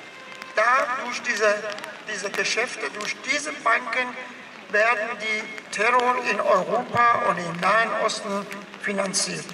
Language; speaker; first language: German; non-native, fluent; Persian